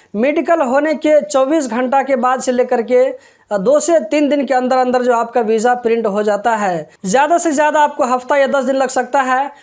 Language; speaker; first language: Hindi; native; Hindi